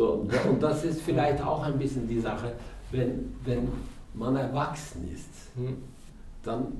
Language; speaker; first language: German; non-native, fluent; Norwegian